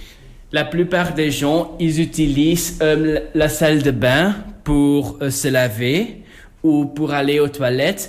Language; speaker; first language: French; non-native, local second language; Dutch